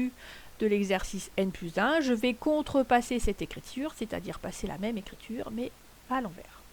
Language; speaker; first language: French; native; French